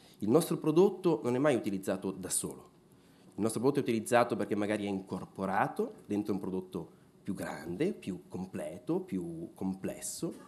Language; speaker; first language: Italian; native; Italian